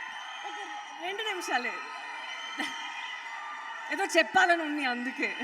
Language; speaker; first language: Telugu; non-native, fluent; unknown